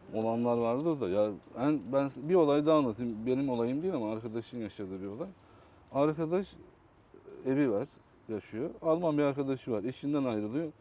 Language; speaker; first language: Turkish; native; Turkish